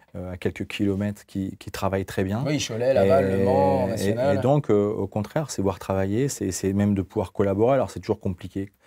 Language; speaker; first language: French; native; French